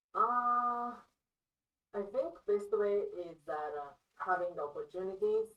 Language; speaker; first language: English; non-native, fluent; Japanese